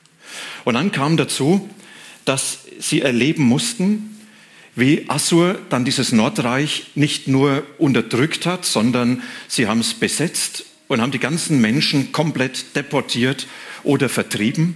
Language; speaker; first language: German; native; German